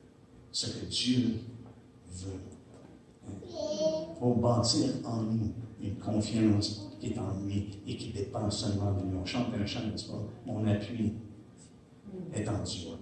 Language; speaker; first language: French; native; French